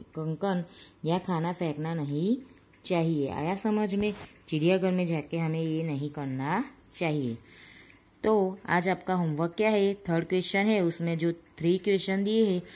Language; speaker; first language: Hindi; non-native, local second language; Gujarati